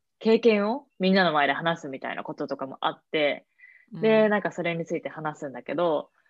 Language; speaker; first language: Japanese; native; Japanese